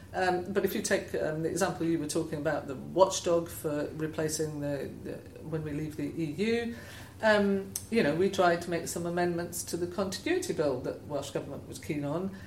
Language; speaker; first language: English; native; English